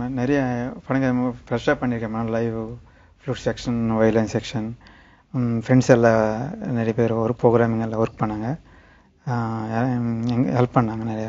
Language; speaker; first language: Tamil; native; Tamil